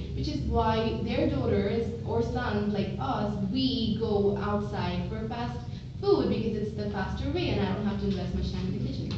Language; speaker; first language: English; non-native, local second language; Bangla